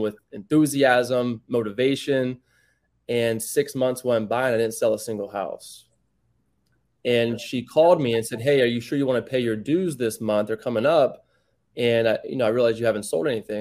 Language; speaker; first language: English; native; English